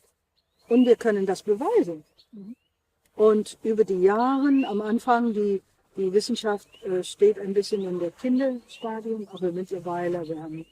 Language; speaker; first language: German; non-native, fluent; English